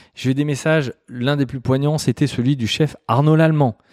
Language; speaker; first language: French; native; French